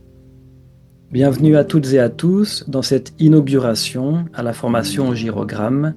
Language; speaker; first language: French; native; French